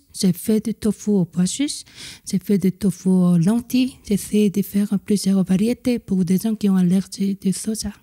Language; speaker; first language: French; non-native, fluent; Korean